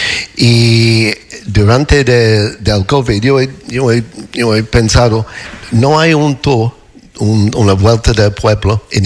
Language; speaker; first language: Spanish; non-native, learner; English